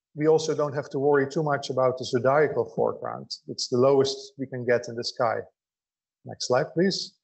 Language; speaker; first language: English; non-native, fluent; Dutch